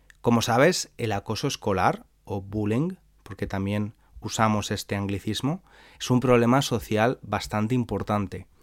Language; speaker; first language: Spanish; native; Spanish